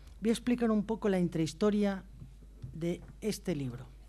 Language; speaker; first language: Spanish; native; Spanish